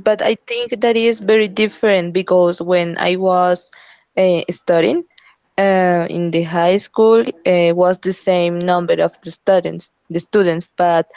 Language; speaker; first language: English; non-native, learner; Spanish